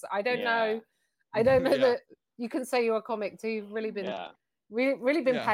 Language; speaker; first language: English; native; English